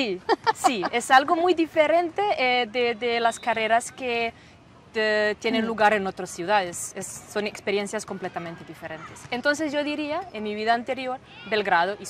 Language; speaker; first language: Spanish; non-native, fluent; Serbian